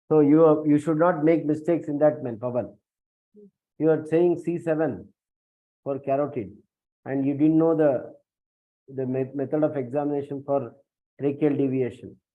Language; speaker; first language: English; non-native, local second language; Kannada